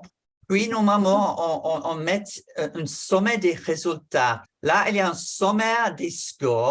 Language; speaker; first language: French; non-native, fluent; English